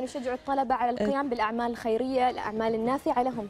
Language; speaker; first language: Arabic; native; Arabic